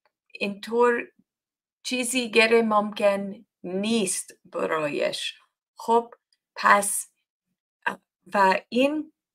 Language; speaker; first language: Persian; non-native, learner; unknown